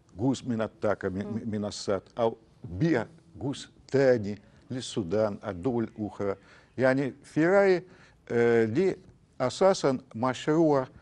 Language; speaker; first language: Arabic; non-native, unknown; Russian